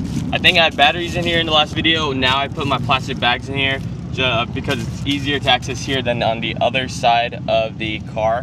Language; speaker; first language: English; native; English